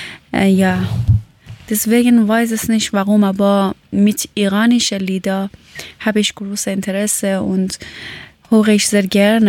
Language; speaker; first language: German; non-native, learner; Persian